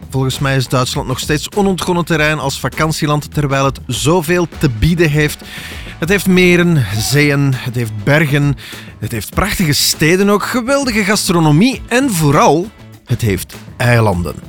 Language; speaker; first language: Dutch; native; Dutch